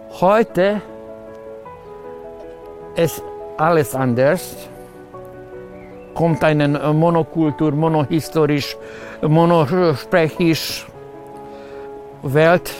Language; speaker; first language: German; non-native, learner; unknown